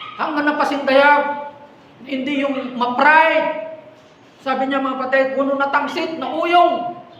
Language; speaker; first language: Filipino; non-native, local second language; Iloko